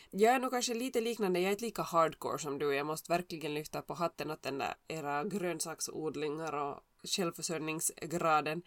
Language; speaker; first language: Swedish; native; Swedish